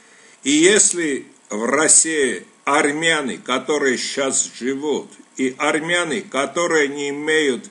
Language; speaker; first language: Russian; non-native, local second language; Armenian